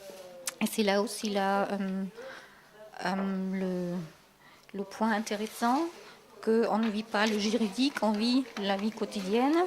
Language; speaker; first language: French; non-native, fluent; German